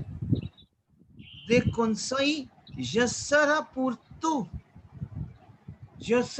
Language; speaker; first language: French; non-native, fluent; Hindi